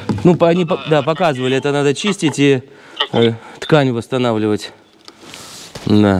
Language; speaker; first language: Russian; native; Russian